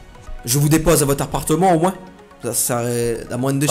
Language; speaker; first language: French; native; French